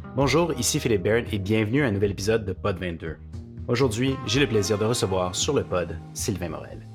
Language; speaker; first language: French; native; French